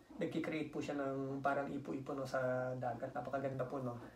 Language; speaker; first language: Filipino; native; Filipino